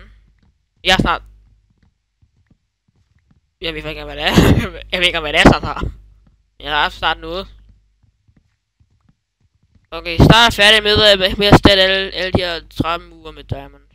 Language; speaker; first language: Danish; native; Danish